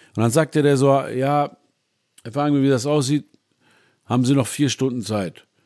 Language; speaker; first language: German; native; German